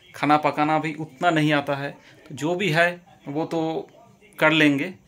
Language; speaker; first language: Hindi; non-native, local second language; Bangla